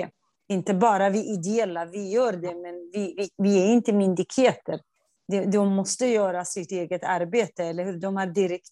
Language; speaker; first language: Swedish; non-native, fluent; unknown